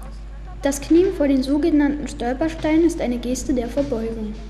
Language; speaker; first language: German; native; German